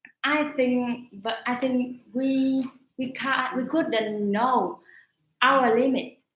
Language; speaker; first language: English; non-native, learner; Vietnamese